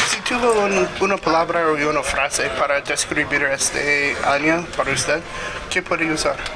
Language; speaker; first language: Spanish; non-native, learner; English